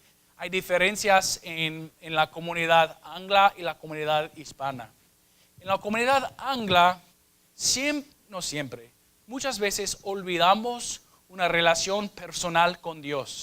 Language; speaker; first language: Spanish; non-native, fluent; English